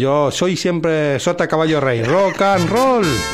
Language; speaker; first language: Spanish; native; Spanish